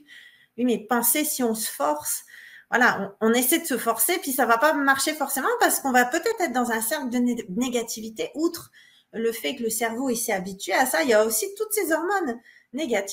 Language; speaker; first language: French; native; French